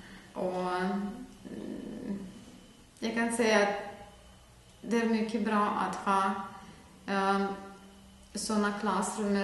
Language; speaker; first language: Swedish; non-native, fluent; Ukrainian